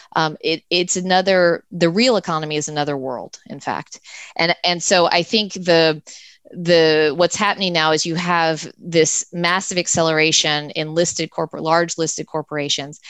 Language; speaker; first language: English; native; English